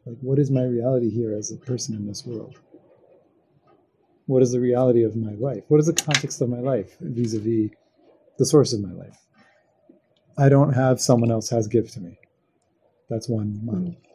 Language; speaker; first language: English; native; English